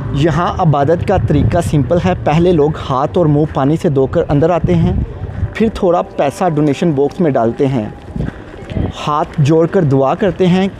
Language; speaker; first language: Urdu; native; Urdu